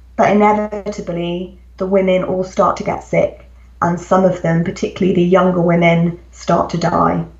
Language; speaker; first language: English; native; English